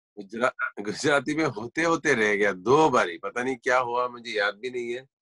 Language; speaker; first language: Hindi; non-native, local second language; Assamese